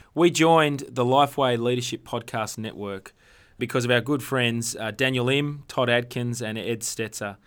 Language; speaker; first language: English; native; English